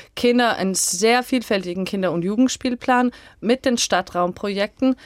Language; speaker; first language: German; non-native, fluent; Danish